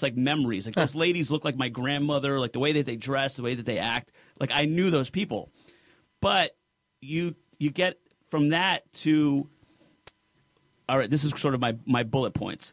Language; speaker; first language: English; native; English